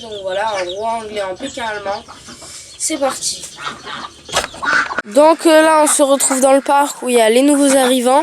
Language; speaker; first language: French; native; French